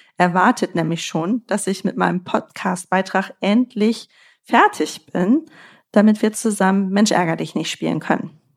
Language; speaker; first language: German; native; German